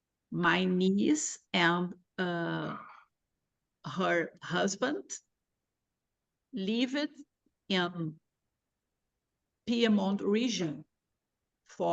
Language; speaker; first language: English; non-native, learner; Portuguese